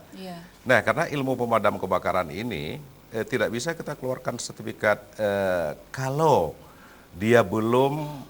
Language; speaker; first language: Malay; native; Malay